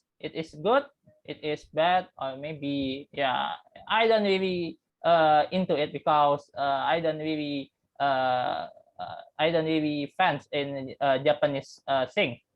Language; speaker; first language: English; non-native, learner; Indonesian